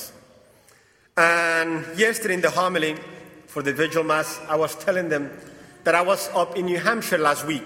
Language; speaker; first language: English; non-native, fluent; Spanish